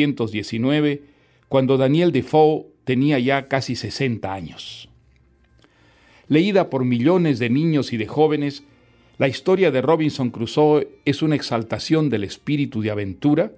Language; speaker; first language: Spanish; native; Spanish